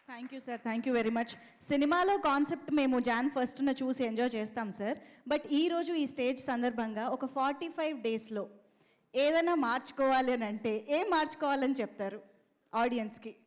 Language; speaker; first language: Telugu; native; Telugu